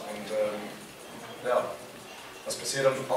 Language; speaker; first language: German; non-native, fluent; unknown